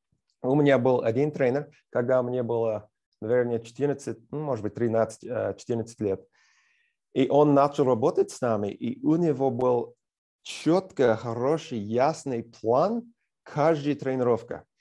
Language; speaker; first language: Russian; non-native, fluent; English